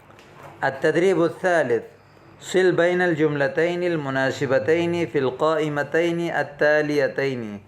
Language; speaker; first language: Arabic; non-native, fluent; Urdu